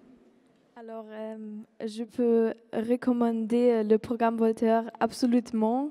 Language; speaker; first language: French; non-native, fluent; German